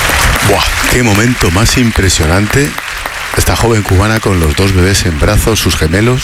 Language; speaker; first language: Spanish; native; Spanish